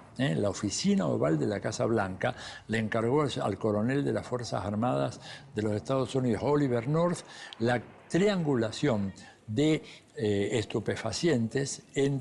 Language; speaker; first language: Spanish; native; Spanish